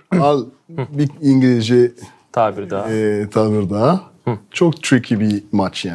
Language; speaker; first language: Turkish; non-native, fluent; French